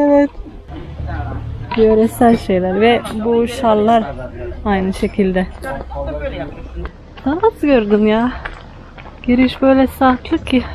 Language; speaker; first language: Turkish; non-native, fluent; Slovenian